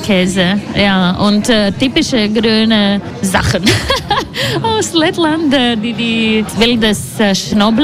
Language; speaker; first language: German; non-native, learner; Latvian